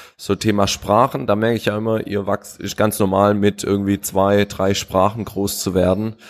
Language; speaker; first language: German; native; German